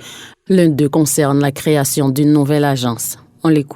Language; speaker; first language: French; native; French